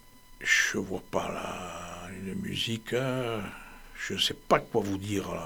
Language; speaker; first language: French; native; French